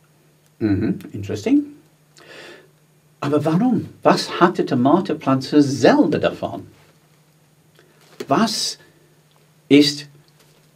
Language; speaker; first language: German; non-native, fluent; English